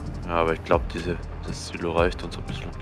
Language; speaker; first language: German; native; German